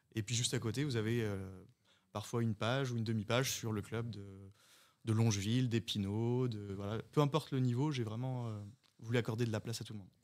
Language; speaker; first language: French; native; French